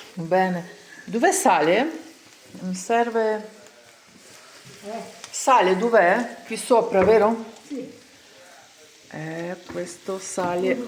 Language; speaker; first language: Italian; non-native, learner; Ukrainian